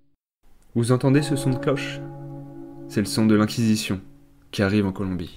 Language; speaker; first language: French; native; French